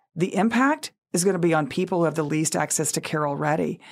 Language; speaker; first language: English; native; English